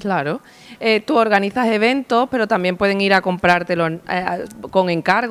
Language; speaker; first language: Spanish; native; Spanish